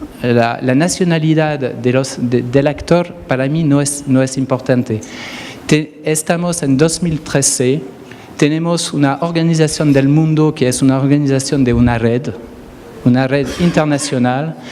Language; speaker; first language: Spanish; non-native, fluent; French